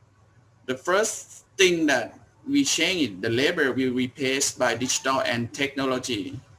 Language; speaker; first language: English; non-native, learner; Thai